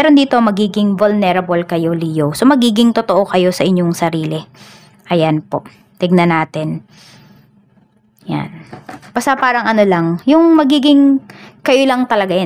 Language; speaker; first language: Filipino; native; Filipino